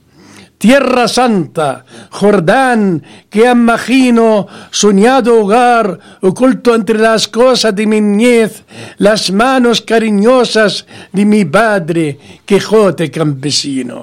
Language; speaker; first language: Spanish; non-native, fluent; Arabic